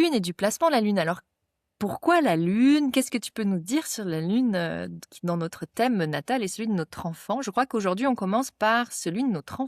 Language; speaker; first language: French; native; French